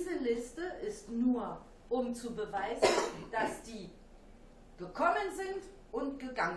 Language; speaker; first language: German; non-native, fluent; French